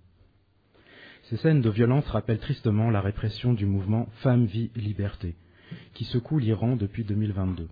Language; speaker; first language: French; native; French